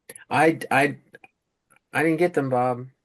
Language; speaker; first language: English; native; English